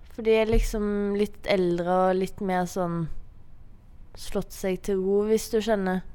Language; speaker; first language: Norwegian; native; Norwegian